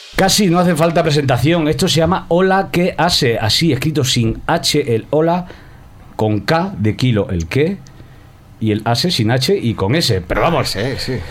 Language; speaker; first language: Spanish; native; Spanish